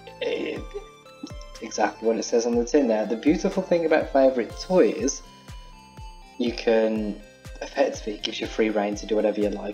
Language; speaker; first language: English; native; English